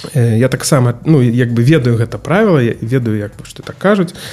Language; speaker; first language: Belarusian; native; Belarusian